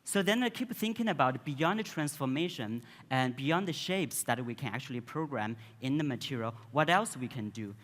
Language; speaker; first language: English; non-native, fluent; Chinese